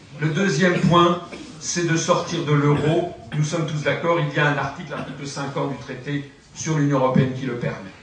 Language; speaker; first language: French; native; French